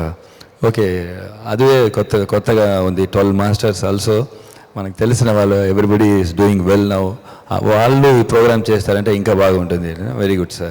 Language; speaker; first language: Telugu; non-native, fluent; Tamil